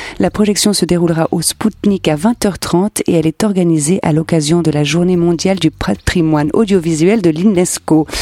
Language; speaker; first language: French; native; French